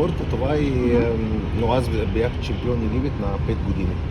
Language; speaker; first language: Bulgarian; non-native, learner; Arabic